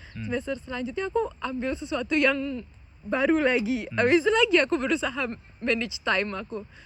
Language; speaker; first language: Indonesian; native; Indonesian